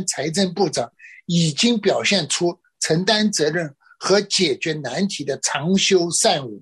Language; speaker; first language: Chinese; native; Chinese